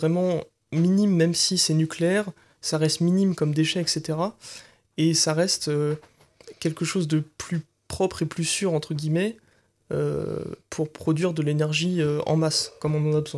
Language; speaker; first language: French; native; French